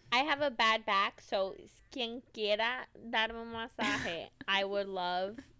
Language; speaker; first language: English; early bilingual, other home language; Spanish